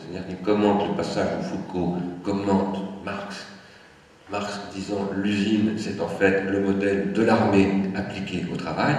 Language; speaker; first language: French; native; French